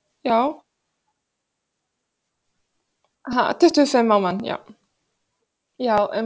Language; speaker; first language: Icelandic; non-native, fluent; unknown